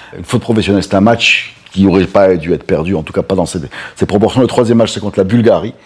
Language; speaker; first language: French; non-native, local second language; Arabic